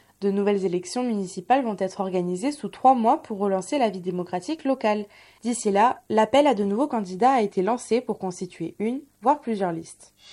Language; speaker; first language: French; native; French